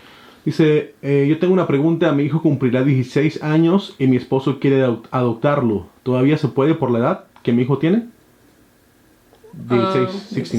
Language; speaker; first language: Spanish; native; Spanish